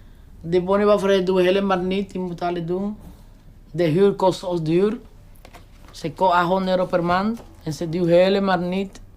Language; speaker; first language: Dutch; non-native, learner; Spanish